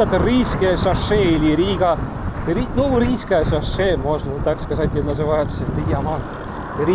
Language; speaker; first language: Russian; non-native, local second language; Estonian